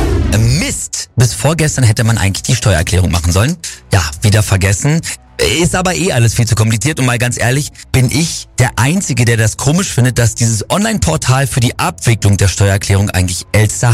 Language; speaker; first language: German; native; German